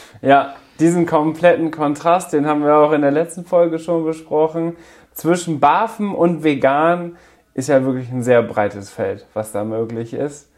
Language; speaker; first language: German; native; German